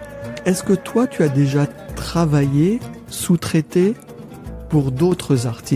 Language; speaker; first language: French; native; French